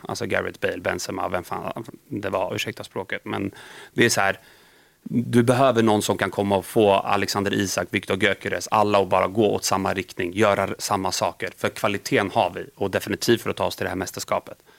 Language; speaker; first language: Swedish; native; Swedish